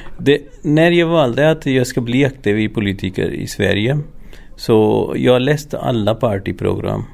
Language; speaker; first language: Swedish; non-native, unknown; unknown